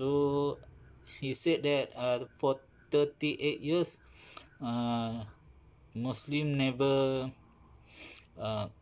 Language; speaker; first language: English; non-native, learner; Malay